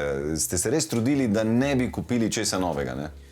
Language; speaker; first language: Slovenian; native; Slovenian